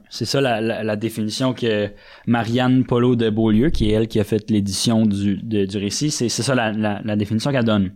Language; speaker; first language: French; native; French